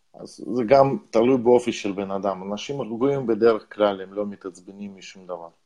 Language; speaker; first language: Hebrew; non-native, fluent; Russian